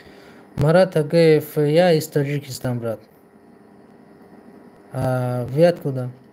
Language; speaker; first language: Russian; non-native, learner; Tajik